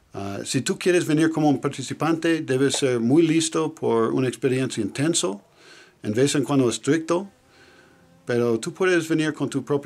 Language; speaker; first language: Spanish; non-native, fluent; English